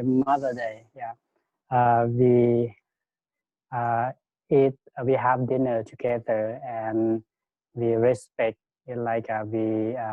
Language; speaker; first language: English; non-native, learner; Lao